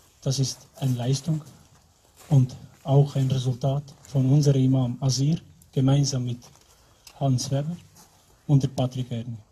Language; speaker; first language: German; non-native, fluent; Albanian